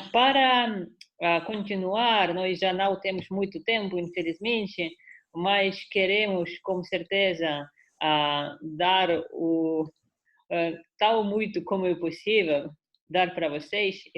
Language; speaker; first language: Portuguese; non-native, fluent; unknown